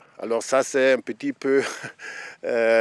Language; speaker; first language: French; non-native, fluent; German